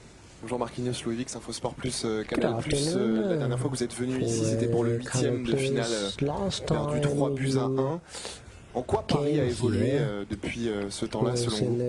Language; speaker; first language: French; native; French